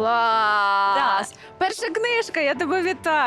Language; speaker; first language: Ukrainian; native; Ukrainian